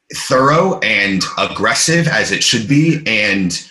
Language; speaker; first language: English; native; English